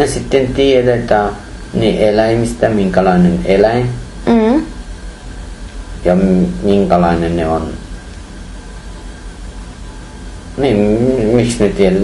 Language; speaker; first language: Finnish; non-native, learner; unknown